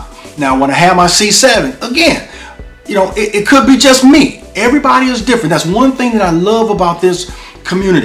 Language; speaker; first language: English; native; English